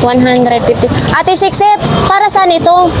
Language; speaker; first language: Filipino; native; Filipino